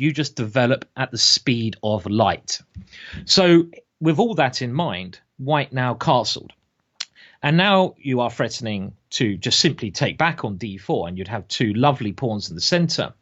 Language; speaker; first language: English; native; English